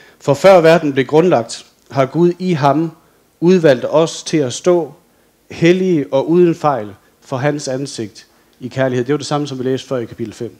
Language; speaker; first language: Danish; native; Danish